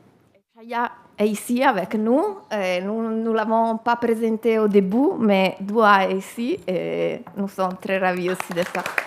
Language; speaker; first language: French; non-native, learner; Italian